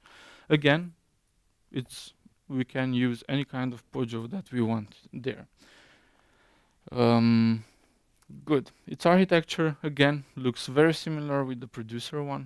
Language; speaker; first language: English; non-native, fluent; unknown